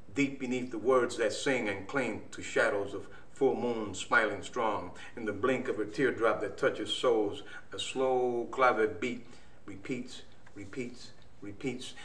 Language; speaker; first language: English; native; English